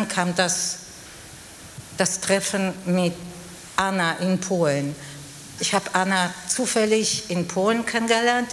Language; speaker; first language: German; non-native, fluent; Polish